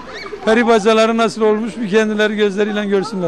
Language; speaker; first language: Turkish; native; Turkish